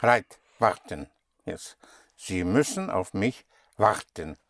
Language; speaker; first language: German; non-native, fluent; English